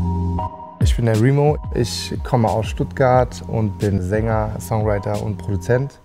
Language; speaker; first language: German; early bilingual, other home language; Turkish